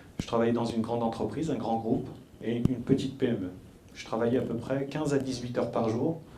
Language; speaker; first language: French; early bilingual, other home language; Arabic